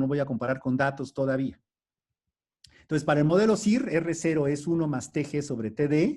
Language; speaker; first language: Spanish; native; Spanish